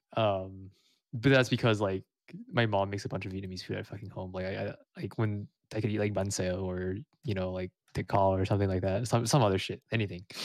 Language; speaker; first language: English; early bilingual, other home language; Vietnamese